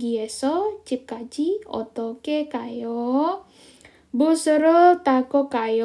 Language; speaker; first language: Korean; non-native, fluent; Indonesian